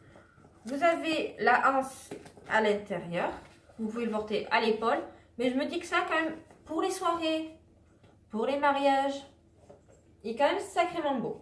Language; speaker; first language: French; native; French